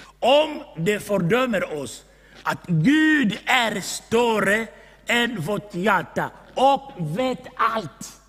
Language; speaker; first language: Swedish; non-native, fluent; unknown